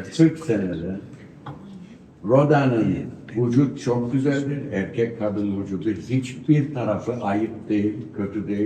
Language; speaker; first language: Turkish; early bilingual, heritage; Turkish